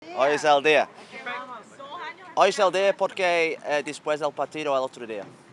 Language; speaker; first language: Spanish; non-native, learner; English